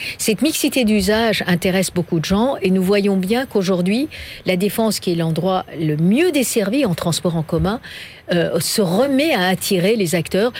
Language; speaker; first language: French; non-native, fluent; Persian